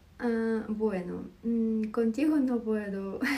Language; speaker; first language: Spanish; non-native, learner; Russian